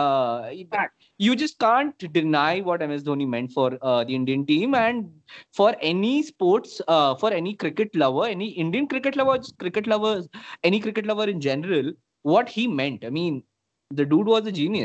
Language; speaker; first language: English; non-native, local second language; Hindi